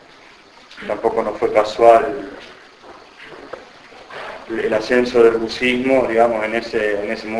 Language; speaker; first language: Spanish; native; Spanish